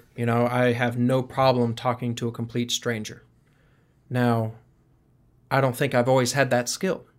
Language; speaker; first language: English; native; English